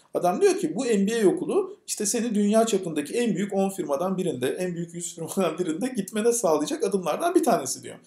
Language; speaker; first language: Turkish; native; Turkish